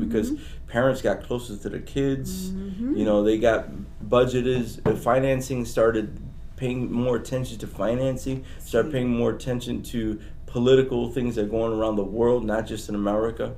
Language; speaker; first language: English; early bilingual, other home language; Spanish